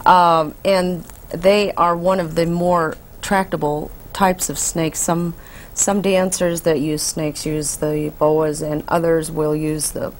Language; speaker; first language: English; native; English